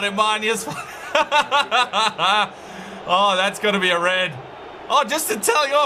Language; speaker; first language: English; native; English